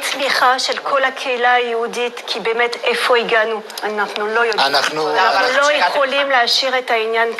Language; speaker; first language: Hebrew; non-native, fluent; French